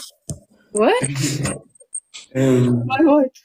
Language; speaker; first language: English; non-native, fluent; German